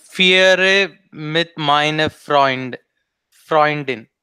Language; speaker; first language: German; non-native, learner; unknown